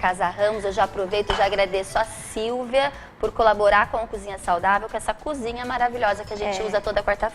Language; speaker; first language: Portuguese; native; Portuguese